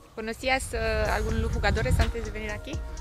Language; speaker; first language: Spanish; non-native, learner; Romanian